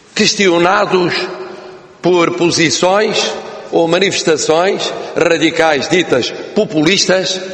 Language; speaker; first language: Portuguese; native; Portuguese